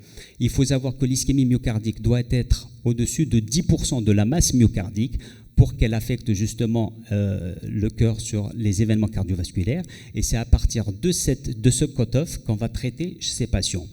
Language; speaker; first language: French; non-native, local second language; Arabic